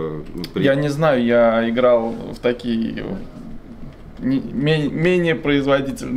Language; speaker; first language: Russian; native; Russian